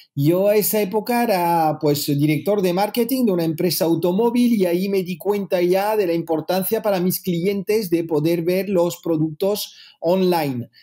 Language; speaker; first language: Spanish; early bilingual, heritage; French